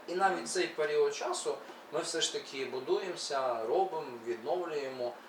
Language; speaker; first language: Ukrainian; native; Ukrainian